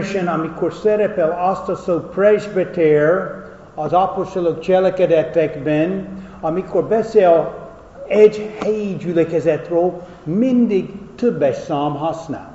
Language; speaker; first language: Hungarian; non-native, fluent; English